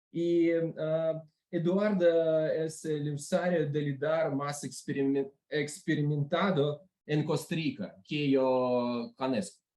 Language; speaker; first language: Spanish; non-native, learner; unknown